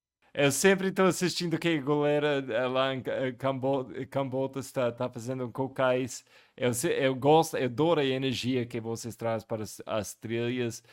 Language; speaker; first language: Portuguese; non-native, fluent; English